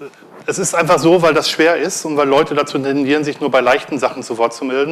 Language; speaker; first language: German; native; German